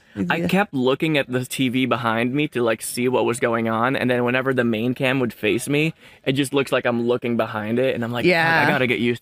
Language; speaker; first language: English; non-native, local second language; Filipino